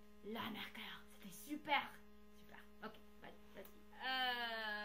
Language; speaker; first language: French; non-native, learner; English